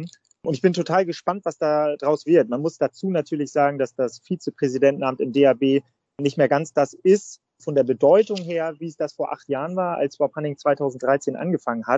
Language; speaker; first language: German; native; German